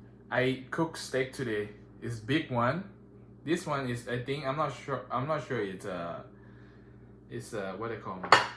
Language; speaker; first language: English; non-native, learner; Thai